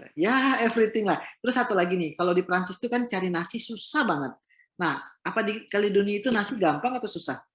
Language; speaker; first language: Indonesian; native; Indonesian